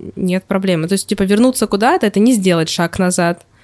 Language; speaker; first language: Russian; native; Russian